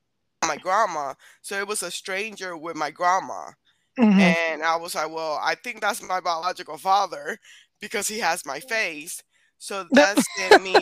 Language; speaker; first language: English; non-native, fluent; Spanish